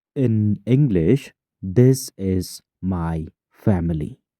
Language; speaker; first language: English; non-native, local second language; Khasi